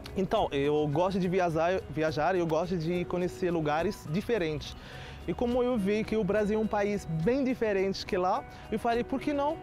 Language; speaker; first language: Portuguese; non-native, learner; Arabic